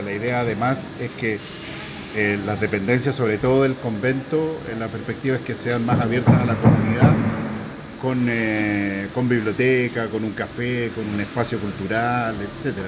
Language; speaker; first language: Spanish; native; Spanish